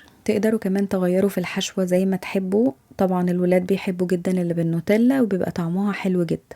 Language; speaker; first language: Arabic; native; Arabic